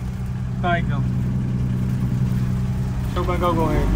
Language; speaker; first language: Dutch; native; Dutch